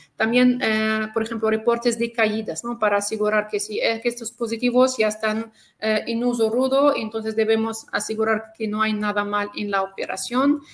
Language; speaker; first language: Spanish; non-native, fluent; Arabic